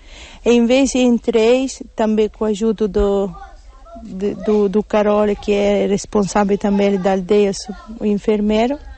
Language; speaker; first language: Portuguese; non-native, learner; Italian